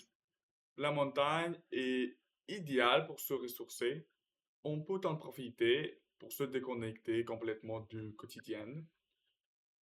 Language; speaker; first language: French; non-native, learner; Russian